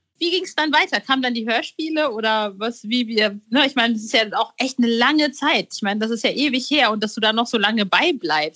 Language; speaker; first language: German; native; German